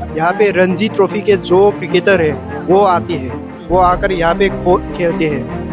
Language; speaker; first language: Hindi; non-native, local second language; Manipuri